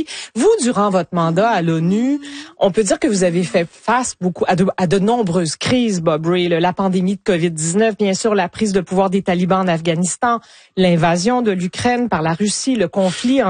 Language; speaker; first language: French; native; French